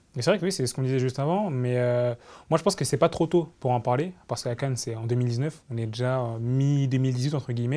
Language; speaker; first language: French; native; French